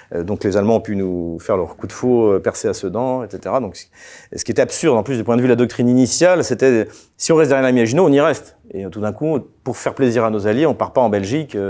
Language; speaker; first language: French; native; French